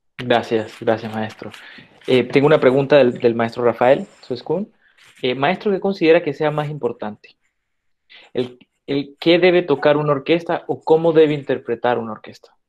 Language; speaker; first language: Spanish; native; Spanish